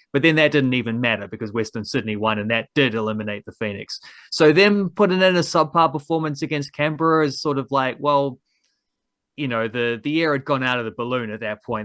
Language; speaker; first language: English; native; English